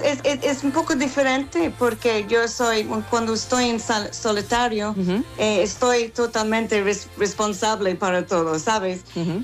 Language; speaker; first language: Spanish; non-native, learner; English